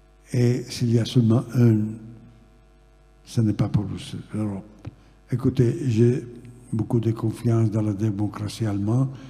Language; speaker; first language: French; non-native, fluent; Italian